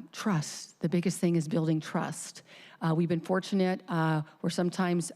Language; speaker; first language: English; native; English